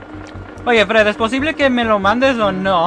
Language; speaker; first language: Spanish; non-native, fluent; English